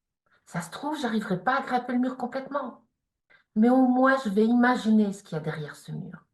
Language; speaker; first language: French; native; French